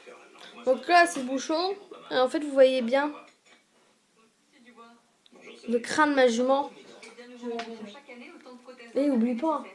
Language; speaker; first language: French; native; French